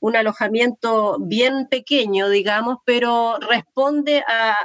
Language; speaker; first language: Spanish; native; Spanish